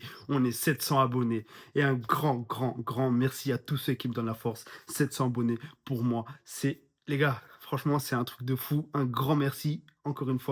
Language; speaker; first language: French; native; French